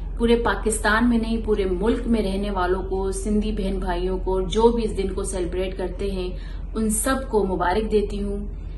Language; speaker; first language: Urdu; non-native, local second language; Sindhi